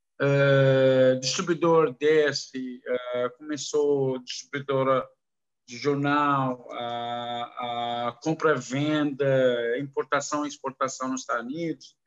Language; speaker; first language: Portuguese; non-native, learner; Arabic